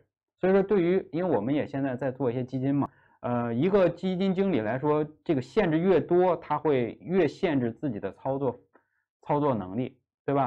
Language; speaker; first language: Chinese; native; Chinese